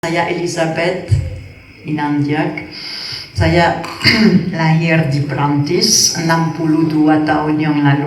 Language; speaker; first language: Indonesian; non-native, fluent; French